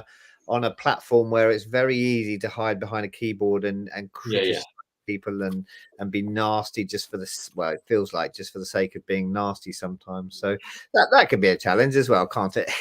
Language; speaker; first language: English; native; English